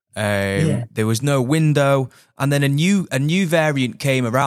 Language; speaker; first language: English; native; English